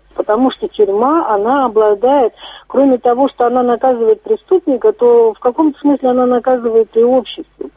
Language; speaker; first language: Russian; native; Russian